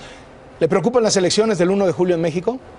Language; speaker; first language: Spanish; native; Spanish